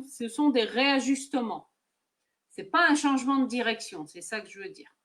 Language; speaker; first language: French; native; French